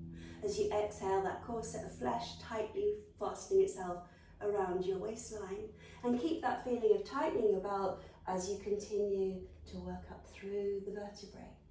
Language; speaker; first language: English; native; English